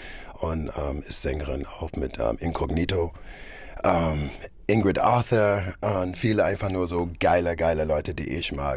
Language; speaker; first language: German; non-native, fluent; English